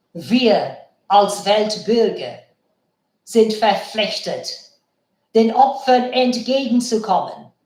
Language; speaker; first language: German; non-native, fluent; Bangla